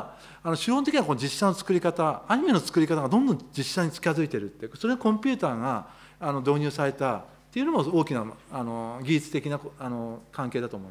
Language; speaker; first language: Japanese; native; Japanese